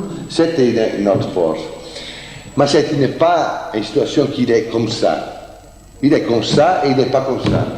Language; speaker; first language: French; non-native, fluent; Italian